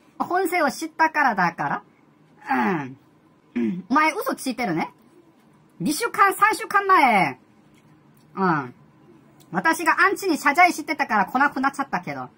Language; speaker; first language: Japanese; non-native, learner; Korean